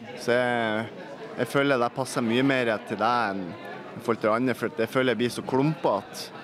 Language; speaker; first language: Norwegian; native; Norwegian